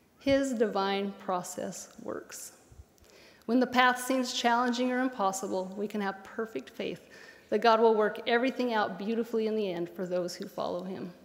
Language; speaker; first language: English; native; English